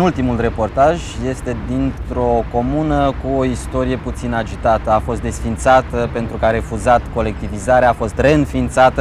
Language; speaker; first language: Romanian; native; Romanian